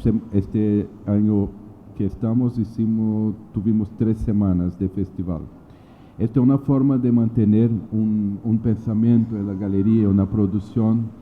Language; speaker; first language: Spanish; non-native, learner; Portuguese